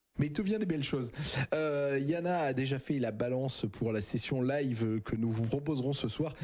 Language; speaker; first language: French; native; French